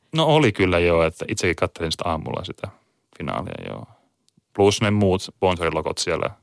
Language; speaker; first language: Finnish; native; Finnish